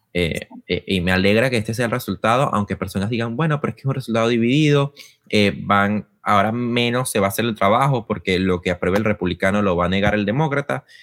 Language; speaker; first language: Spanish; native; Spanish